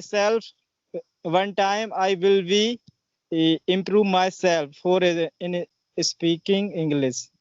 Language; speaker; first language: English; non-native, learner; Hindi